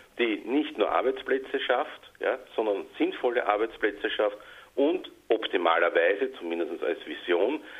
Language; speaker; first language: German; native; German